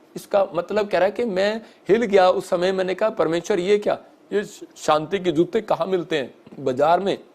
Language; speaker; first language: Hindi; non-native, local second language; Punjabi